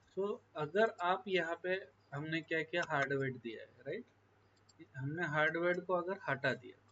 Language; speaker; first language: Hindi; non-native, local second language; Marathi